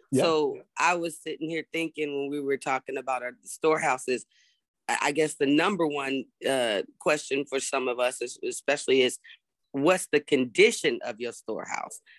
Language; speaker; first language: English; native; English